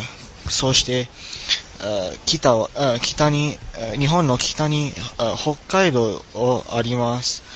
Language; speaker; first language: Japanese; non-native, learner; English